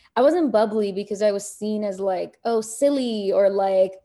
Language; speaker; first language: English; early bilingual, other home language; Arabic